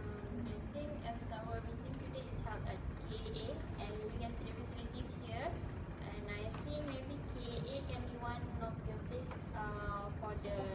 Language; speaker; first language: English; non-native, local second language; Malay